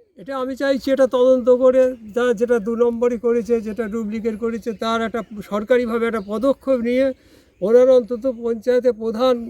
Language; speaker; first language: Bangla; native; Bangla